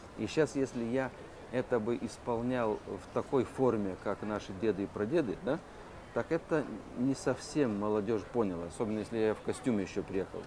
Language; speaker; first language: Russian; non-native, local second language; Lithuanian